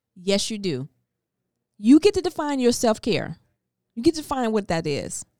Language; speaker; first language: English; native; English